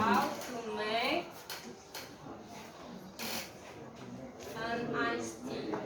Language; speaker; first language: English; non-native, learner; Indonesian